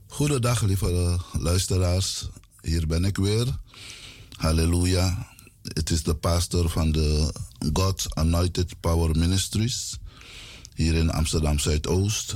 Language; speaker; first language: Dutch; non-native, local second language; Sranan Tongo